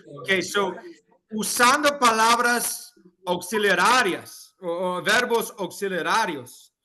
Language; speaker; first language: Spanish; non-native, fluent; English